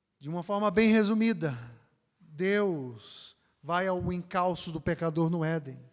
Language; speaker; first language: Portuguese; native; Portuguese